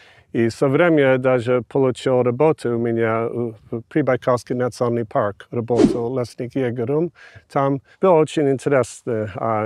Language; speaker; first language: Russian; non-native, fluent; English